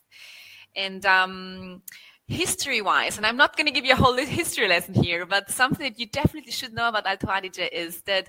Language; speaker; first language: English; non-native, fluent; German